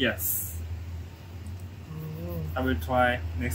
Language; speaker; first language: English; non-native, learner; Japanese